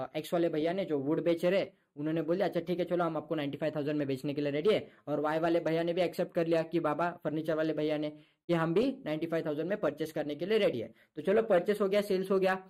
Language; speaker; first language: Hindi; non-native, local second language; Marathi